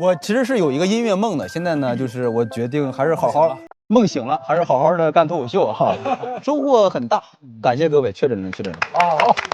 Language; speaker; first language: Chinese; native; Chinese